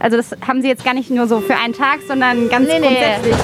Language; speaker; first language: German; native; German